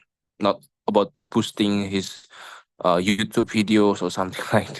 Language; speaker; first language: English; non-native, local second language; Indonesian